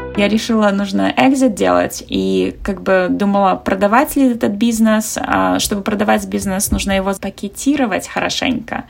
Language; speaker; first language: Russian; native; Russian